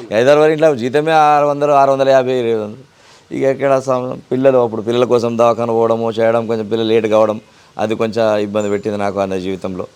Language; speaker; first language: Telugu; non-native, local second language; Urdu